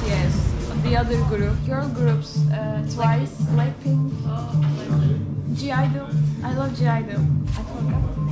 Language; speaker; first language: English; non-native, learner; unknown